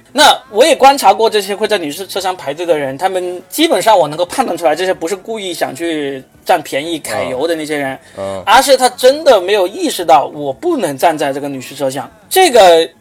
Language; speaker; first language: Chinese; native; Chinese